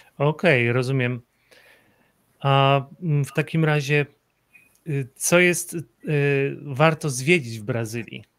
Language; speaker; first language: Polish; native; Polish